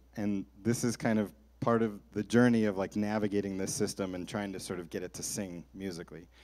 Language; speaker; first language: English; native; English